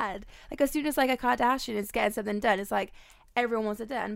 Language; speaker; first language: English; native; English